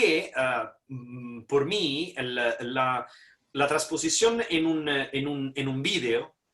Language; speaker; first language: Spanish; non-native, fluent; Italian